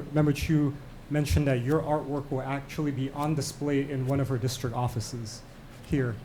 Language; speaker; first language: English; non-native, local second language; Cantonese